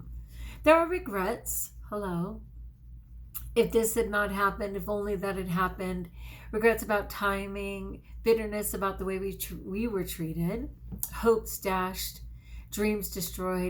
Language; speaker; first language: English; native; English